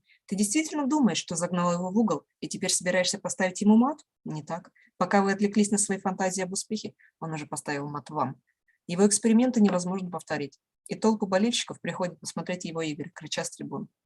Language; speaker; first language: Russian; native; Russian